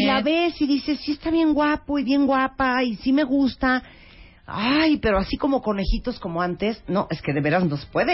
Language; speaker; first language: Spanish; native; Spanish